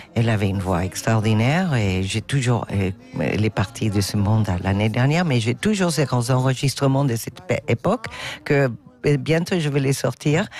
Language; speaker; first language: French; non-native, fluent; English